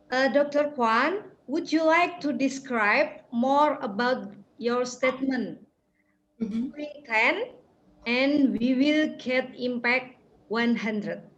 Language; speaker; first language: English; non-native, fluent; Indonesian